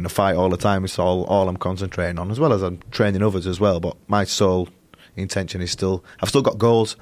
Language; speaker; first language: English; native; English